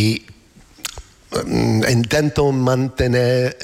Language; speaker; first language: Spanish; non-native, learner; English